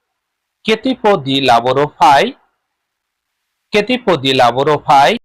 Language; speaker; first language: Italian; non-native, learner; Bangla